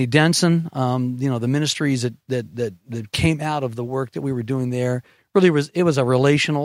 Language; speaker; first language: English; native; English